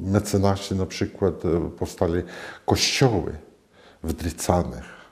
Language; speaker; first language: Polish; non-native, fluent; Latvian